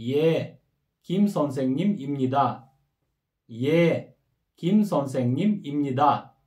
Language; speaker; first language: Korean; non-native, learner; Kyrgyz